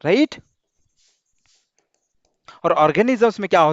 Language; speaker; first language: Hindi; non-native, local second language; Marathi